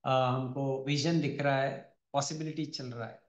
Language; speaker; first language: Hindi; non-native, local second language; Telugu